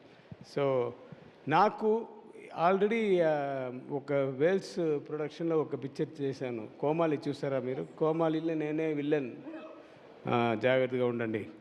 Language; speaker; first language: Telugu; non-native, learner; Tamil